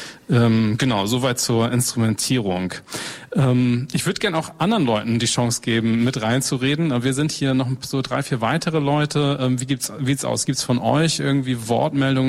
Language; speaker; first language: German; native; German